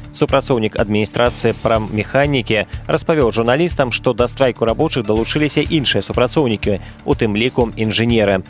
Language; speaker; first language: Belarusian; native; Belarusian